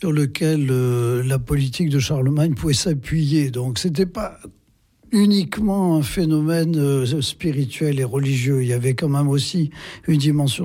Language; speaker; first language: French; native; French